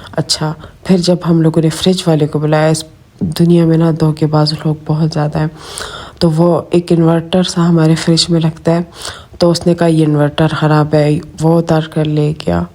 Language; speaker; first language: Urdu; non-native, local second language; Pashto